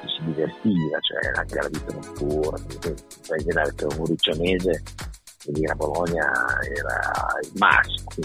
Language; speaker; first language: Italian; native; Italian